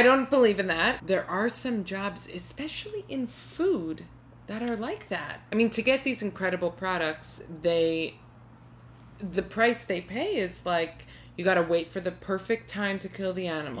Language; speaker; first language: English; native; English